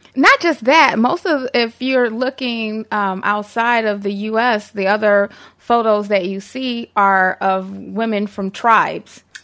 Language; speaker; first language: English; native; English